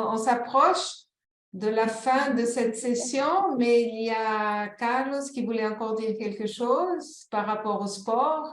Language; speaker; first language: French; non-native, fluent; Italian